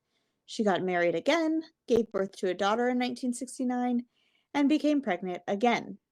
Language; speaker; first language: English; native; English